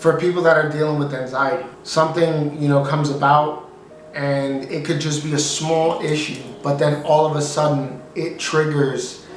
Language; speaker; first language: English; native; English